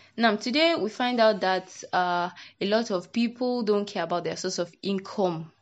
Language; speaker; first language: English; non-native, local second language; Yoruba